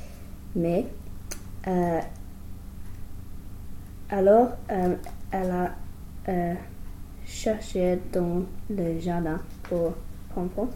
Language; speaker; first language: French; non-native, learner; English